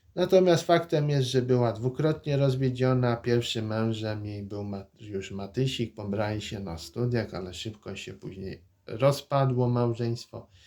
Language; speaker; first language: Polish; native; Polish